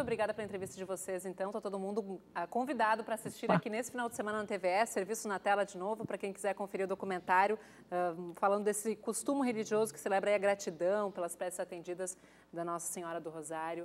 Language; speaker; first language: Portuguese; native; Portuguese